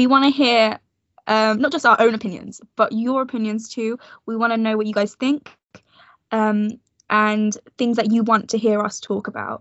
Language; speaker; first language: English; native; English